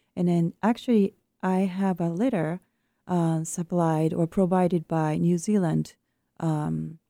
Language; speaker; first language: English; non-native, fluent; Japanese